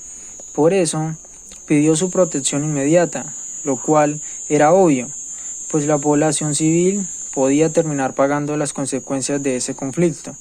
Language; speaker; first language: Spanish; native; Spanish